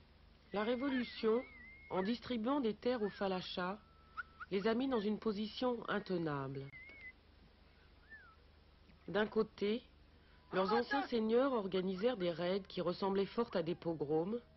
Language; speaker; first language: French; native; French